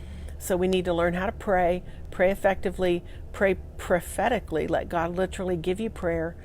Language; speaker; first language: English; native; English